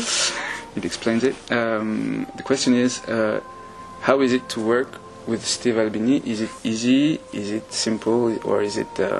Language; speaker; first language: English; non-native, fluent; French